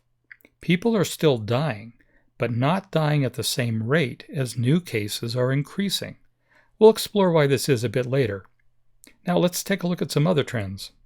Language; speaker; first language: English; native; English